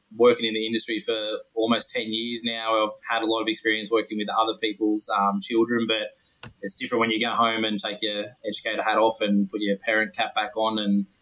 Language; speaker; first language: English; native; English